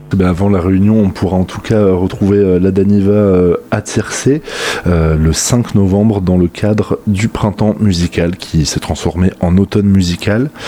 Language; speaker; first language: French; native; French